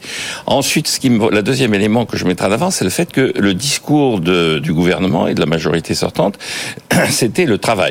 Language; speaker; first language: French; native; French